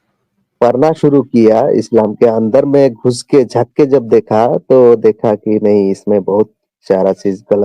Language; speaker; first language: Hindi; non-native, local second language; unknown